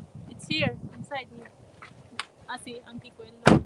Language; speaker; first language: English; non-native, local second language; Filipino